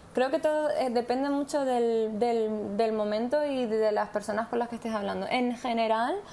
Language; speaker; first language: Spanish; native; Spanish